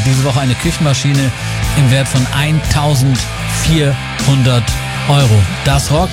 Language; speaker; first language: German; native; German